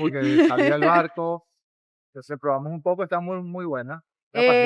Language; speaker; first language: Spanish; native; Spanish